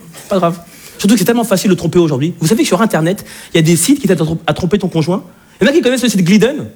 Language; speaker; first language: French; native; French